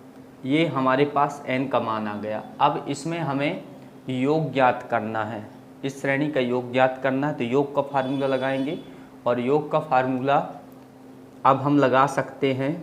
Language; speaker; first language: Hindi; native; Hindi